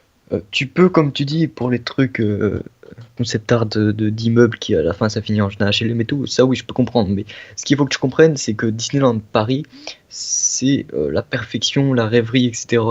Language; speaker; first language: French; native; French